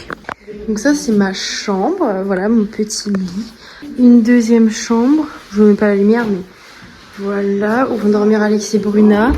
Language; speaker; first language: French; native; French